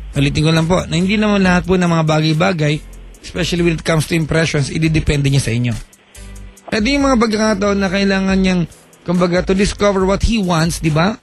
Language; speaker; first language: Filipino; native; Filipino